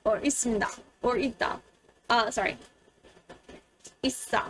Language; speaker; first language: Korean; non-native, learner; English